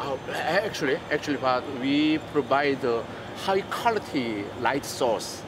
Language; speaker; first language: English; non-native, learner; Korean